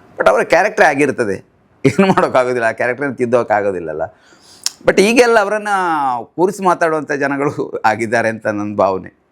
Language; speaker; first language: Kannada; non-native, local second language; Tulu